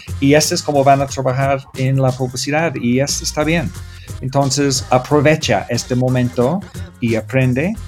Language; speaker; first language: Spanish; non-native, fluent; English